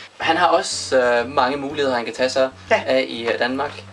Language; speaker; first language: Danish; native; Danish